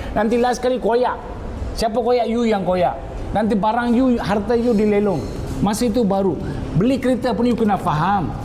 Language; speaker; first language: Malay; non-native, local second language; Tamil